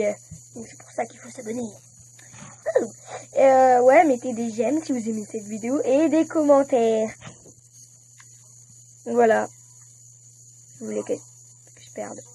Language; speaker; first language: French; native; French